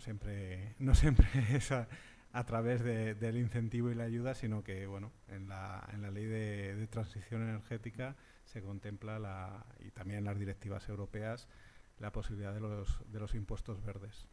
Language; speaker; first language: Spanish; native; Spanish